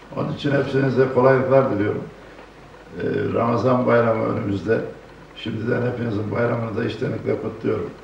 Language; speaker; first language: Turkish; native; Turkish